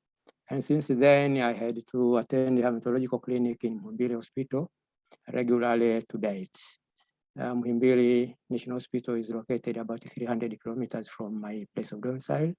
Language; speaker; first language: English; non-native, local second language; Swahili